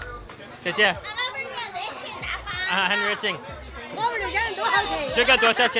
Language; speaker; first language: Chinese; early bilingual, heritage; Chinese